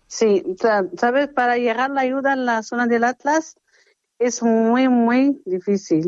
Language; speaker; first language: Spanish; non-native, fluent; Arabic